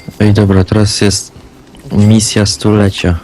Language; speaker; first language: Polish; native; Polish